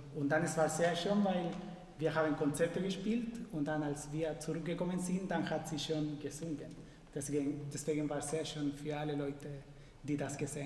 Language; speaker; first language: German; non-native, fluent; Spanish